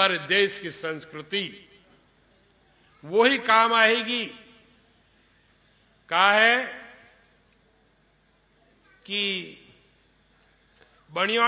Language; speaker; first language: Hindi; non-native, local second language; Marwari